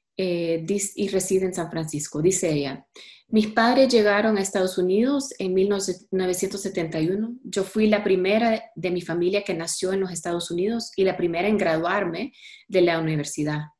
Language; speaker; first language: Spanish; early bilingual, heritage; Spanish